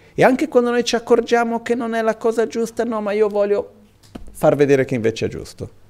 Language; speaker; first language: Italian; non-native, fluent; Portuguese